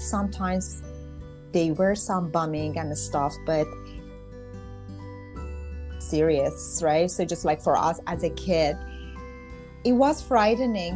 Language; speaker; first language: English; non-native, fluent; Persian